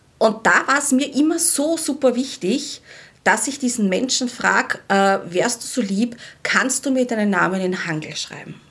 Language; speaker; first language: German; native; German